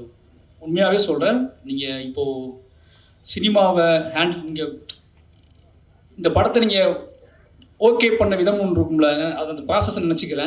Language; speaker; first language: Tamil; native; Tamil